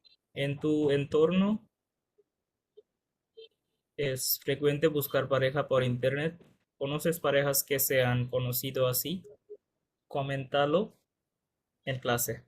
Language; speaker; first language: Spanish; non-native, fluent; Bangla